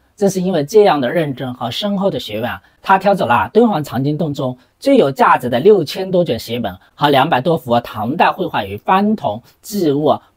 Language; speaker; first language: Chinese; native; Chinese